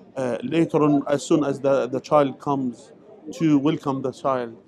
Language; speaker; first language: English; non-native, fluent; Arabic